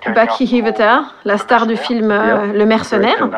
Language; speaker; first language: French; non-native, fluent; English